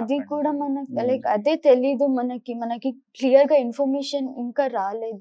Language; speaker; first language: Telugu; non-native, local second language; Kannada